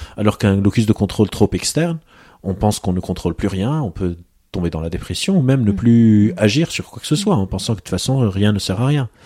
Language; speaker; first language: French; non-native, local second language; Arabic